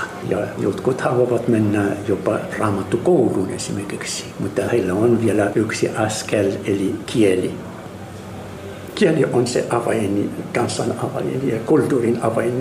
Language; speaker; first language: Finnish; non-native, learner; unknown